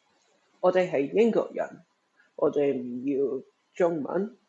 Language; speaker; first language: Cantonese; early bilingual, heritage; Cantonese